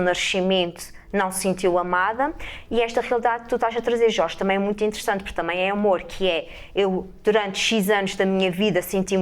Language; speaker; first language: Portuguese; native; Portuguese